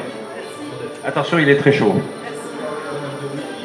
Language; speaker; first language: French; native; French